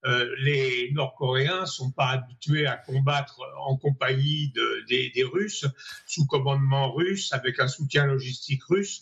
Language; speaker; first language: French; native; French